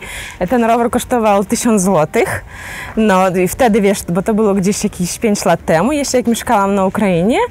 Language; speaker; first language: Polish; non-native, fluent; Ukrainian